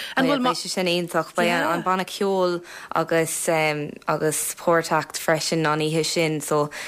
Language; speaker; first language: Irish; non-native, local second language; English